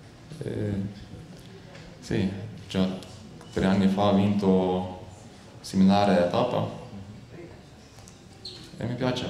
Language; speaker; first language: Italian; non-native, learner; Slovenian